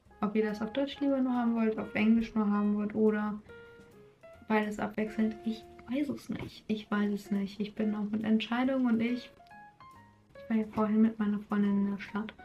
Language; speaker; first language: German; native; German